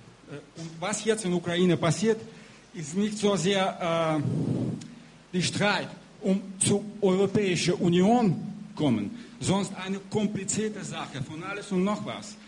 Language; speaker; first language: German; non-native, learner; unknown